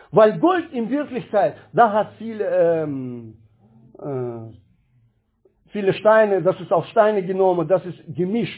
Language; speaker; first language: German; non-native, learner; Russian